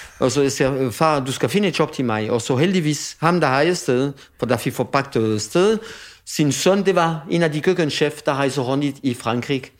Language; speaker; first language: Danish; non-native, fluent; French